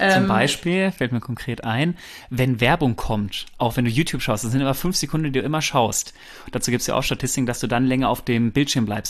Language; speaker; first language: German; native; German